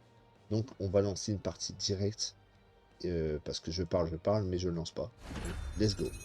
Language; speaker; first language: French; native; French